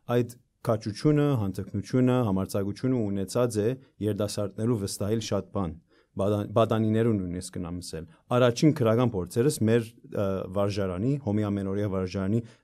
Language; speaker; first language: Armenian; early bilingual, heritage; Armenian